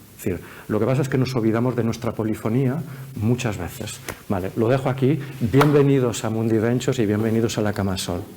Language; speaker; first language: Spanish; early bilingual, heritage; Spanish